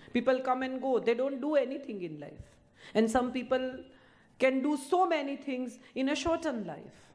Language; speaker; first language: English; non-native, local second language; Gujarati